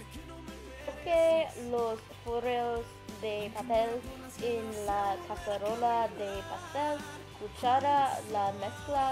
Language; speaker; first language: Spanish; non-native, learner; English